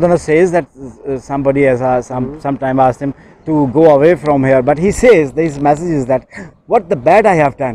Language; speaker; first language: English; non-native, local second language; Urdu